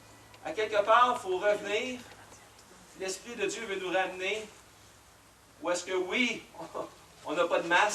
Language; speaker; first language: French; native; French